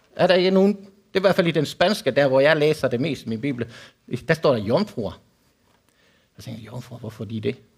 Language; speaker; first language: Danish; non-native, fluent; Spanish